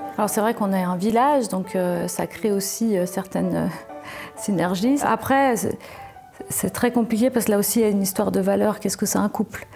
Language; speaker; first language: French; native; French